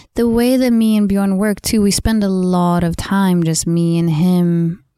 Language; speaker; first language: English; non-native, fluent; Swedish